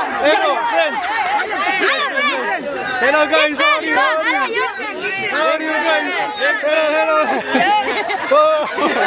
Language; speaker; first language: English; non-native, learner; French